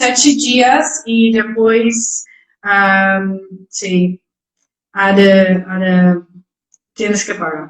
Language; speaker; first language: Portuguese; non-native, learner; Dutch